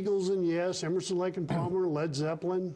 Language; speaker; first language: English; native; English